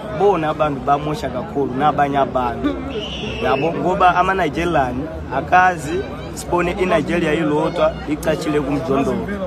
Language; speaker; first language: Zulu; non-native, fluent; Nyanja